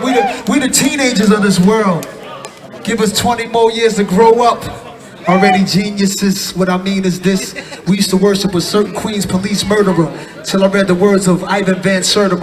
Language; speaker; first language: English; native; English